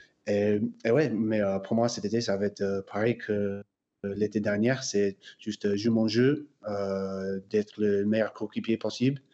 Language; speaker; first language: French; non-native, fluent; English